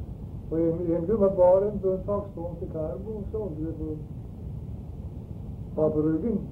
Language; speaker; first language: Swedish; early bilingual, heritage; Swedish